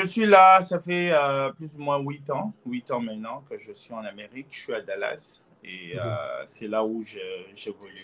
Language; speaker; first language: French; non-native, local second language; Lingala